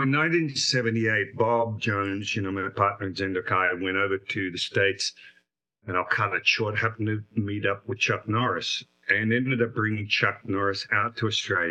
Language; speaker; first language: English; native; English